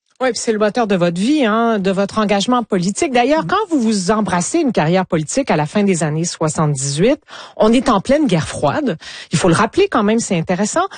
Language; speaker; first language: French; native; French